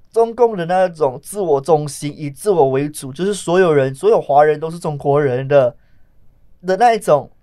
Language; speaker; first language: Chinese; native; Chinese